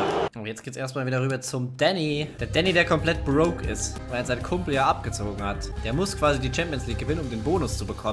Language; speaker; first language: German; native; German